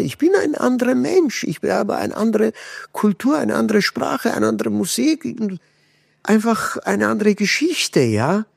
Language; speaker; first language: German; non-native, fluent; Kurdish